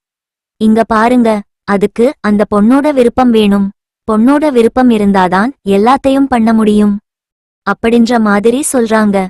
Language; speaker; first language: Tamil; native; Tamil